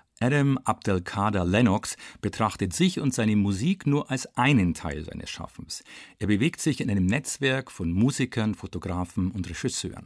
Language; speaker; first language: German; native; German